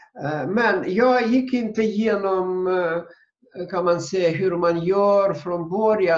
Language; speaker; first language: Swedish; non-native, fluent; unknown